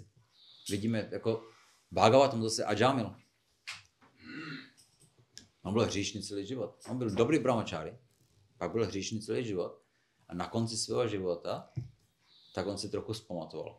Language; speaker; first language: Czech; non-native, fluent; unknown